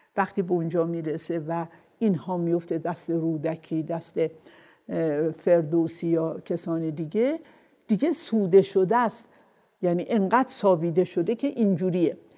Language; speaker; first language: Persian; non-native, local second language; Azerbaijani